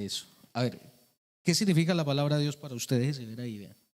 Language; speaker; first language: Spanish; native; Spanish